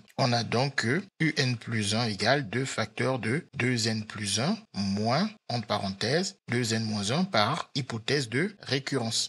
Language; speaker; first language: French; native; French